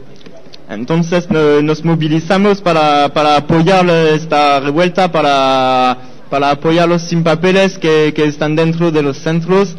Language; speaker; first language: Spanish; non-native, learner; French